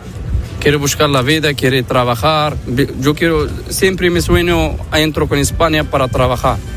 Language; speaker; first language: Spanish; non-native, learner; Arabic